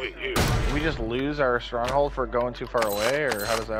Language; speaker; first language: English; native; English